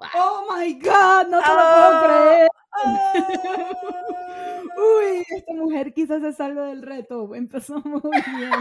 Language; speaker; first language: Spanish; native; Spanish